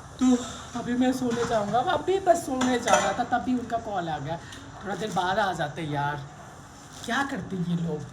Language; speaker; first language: Hindi; non-native, local second language; Bangla